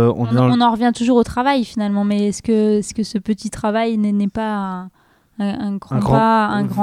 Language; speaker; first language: French; native; French